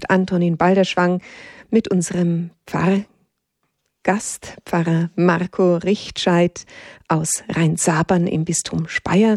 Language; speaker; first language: German; native; German